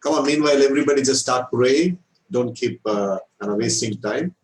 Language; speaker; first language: English; non-native, local second language; Tamil